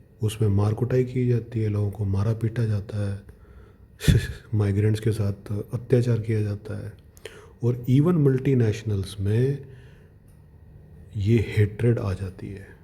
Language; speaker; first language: Hindi; native; Hindi